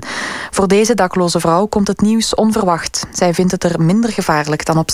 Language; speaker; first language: Dutch; native; Dutch